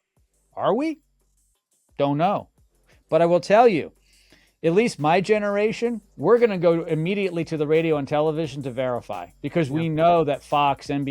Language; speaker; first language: English; native; English